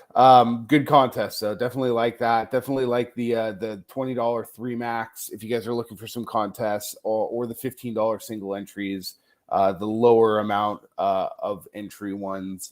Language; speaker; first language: English; native; English